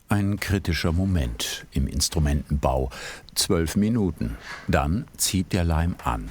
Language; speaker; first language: German; native; German